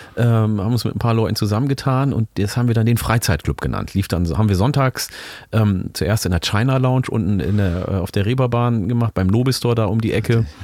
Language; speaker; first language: German; early bilingual, other home language; Oromo